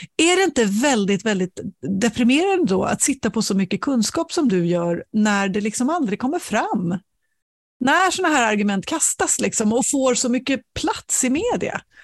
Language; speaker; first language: Swedish; native; Swedish